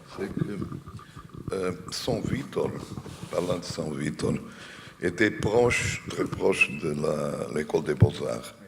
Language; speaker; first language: French; non-native, fluent; Portuguese